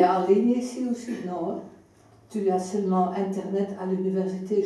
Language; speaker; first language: French; non-native, fluent; Dutch